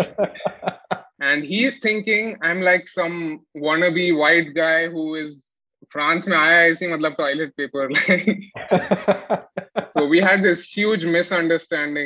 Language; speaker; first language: English; non-native, local second language; Malayalam